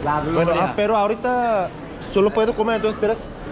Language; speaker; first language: Spanish; non-native, learner; Korean